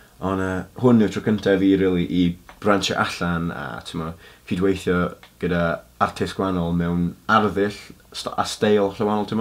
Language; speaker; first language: Welsh; native; Welsh